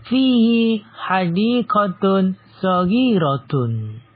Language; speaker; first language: Arabic; non-native, fluent; Indonesian